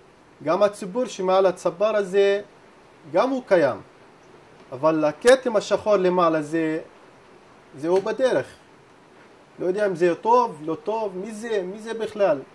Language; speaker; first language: Hebrew; non-native, local second language; Arabic